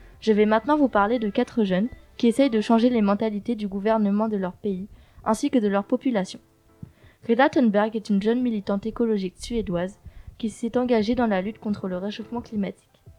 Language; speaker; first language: French; native; French